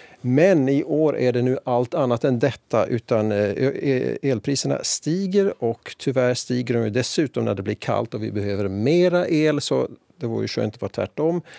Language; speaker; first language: Swedish; native; Swedish